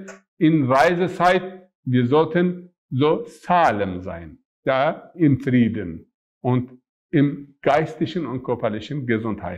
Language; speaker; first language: German; non-native, fluent; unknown